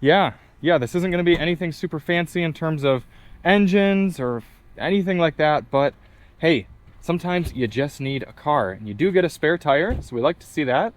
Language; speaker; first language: English; native; English